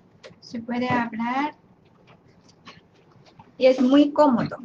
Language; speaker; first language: Spanish; non-native, fluent; Chinese